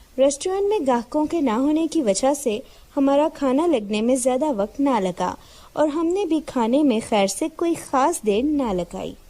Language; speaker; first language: Urdu; native; Urdu